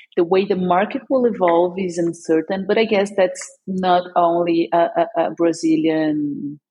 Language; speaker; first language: English; non-native, fluent; Portuguese